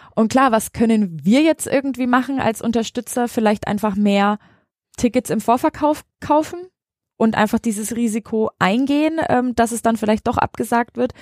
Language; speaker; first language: German; native; German